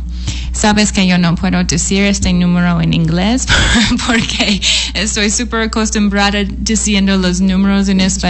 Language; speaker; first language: Spanish; non-native, fluent; English